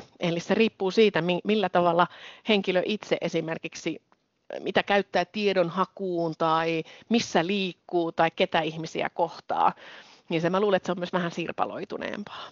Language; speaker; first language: Finnish; native; Finnish